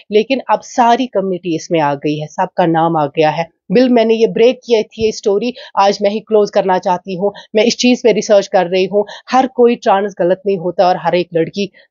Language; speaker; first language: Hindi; non-native, local second language; Kashmiri